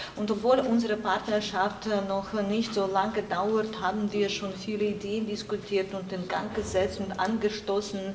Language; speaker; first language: German; non-native, fluent; Ukrainian